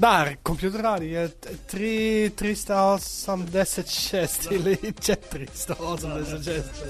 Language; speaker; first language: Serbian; non-native, learner; Dutch